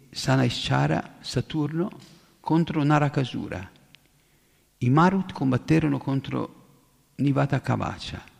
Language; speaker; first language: Italian; native; Italian